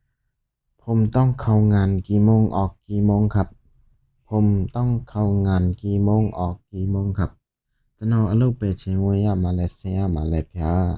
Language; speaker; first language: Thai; non-native, fluent; Burmese